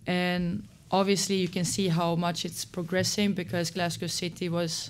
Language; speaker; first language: English; non-native, fluent; Swedish